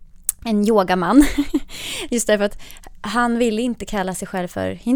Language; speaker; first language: Swedish; native; Swedish